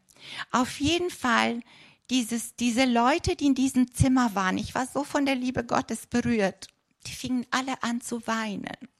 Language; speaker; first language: German; non-native, fluent; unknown